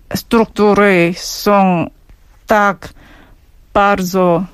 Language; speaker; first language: Polish; non-native, fluent; Korean